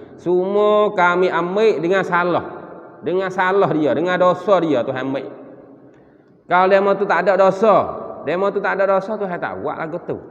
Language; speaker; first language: Malay; native; Malay